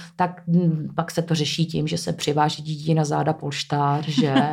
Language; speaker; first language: Czech; native; Czech